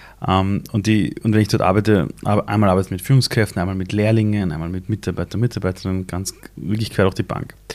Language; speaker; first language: German; early bilingual, other home language; Persian